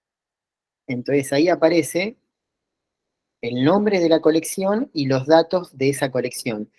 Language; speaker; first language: Spanish; native; Spanish